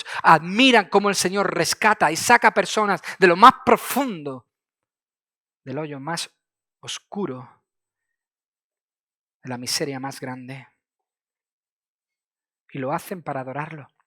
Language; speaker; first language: Spanish; native; Spanish